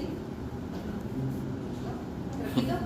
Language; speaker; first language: Spanish; native; Spanish